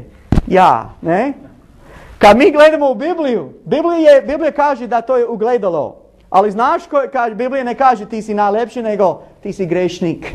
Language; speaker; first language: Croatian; non-native, learner; English